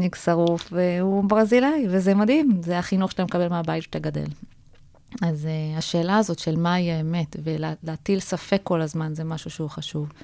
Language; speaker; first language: Hebrew; native; Hebrew